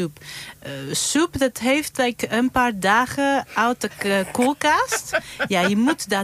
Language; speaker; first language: Dutch; non-native, learner; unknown